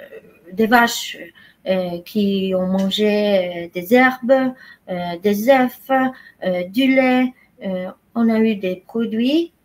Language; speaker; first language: French; non-native, fluent; Polish